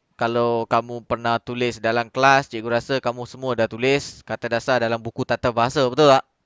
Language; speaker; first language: Malay; native; Malay